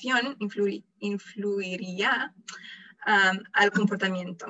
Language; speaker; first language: Spanish; non-native, fluent; English